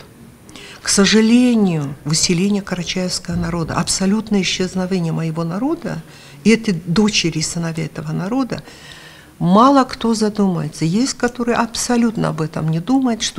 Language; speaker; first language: Russian; non-native, local second language; Karachay-Balkar